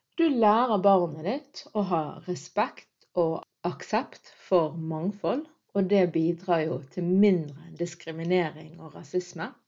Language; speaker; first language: Norwegian; early bilingual, other home language; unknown